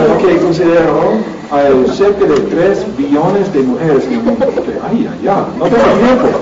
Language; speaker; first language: Spanish; non-native, learner; English